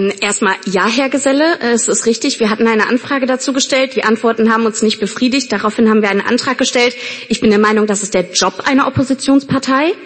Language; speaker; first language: German; native; German